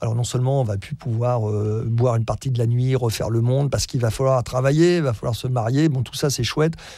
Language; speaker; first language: French; native; French